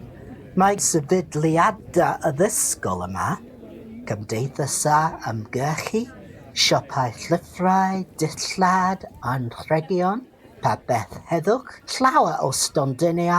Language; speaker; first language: Welsh; non-native, learner; English